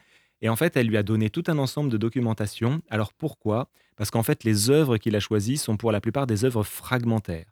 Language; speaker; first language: French; native; French